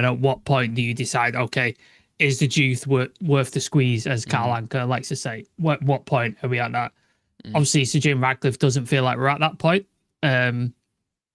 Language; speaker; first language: English; native; English